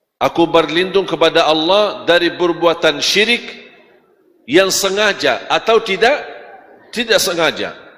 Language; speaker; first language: Malay; non-native, fluent; Arabic